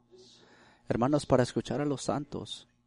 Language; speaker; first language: Spanish; early bilingual, heritage; Spanish